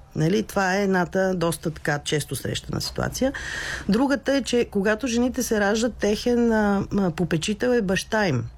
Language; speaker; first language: Bulgarian; native; Bulgarian